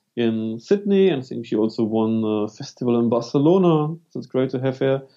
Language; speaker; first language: English; non-native, fluent; German